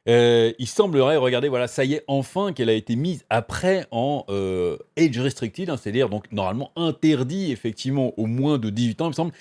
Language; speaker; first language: French; native; French